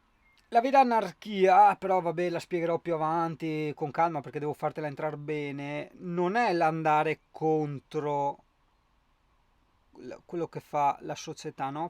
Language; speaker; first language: Italian; native; Italian